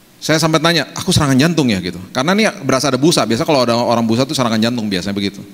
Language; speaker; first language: Indonesian; native; Indonesian